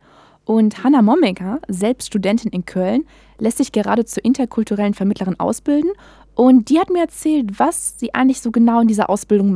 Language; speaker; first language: German; native; German